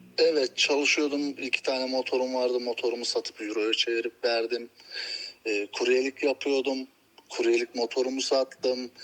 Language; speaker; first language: Turkish; native; Turkish